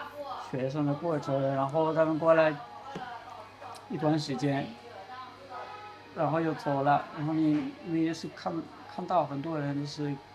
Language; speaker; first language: Chinese; non-native, learner; Spanish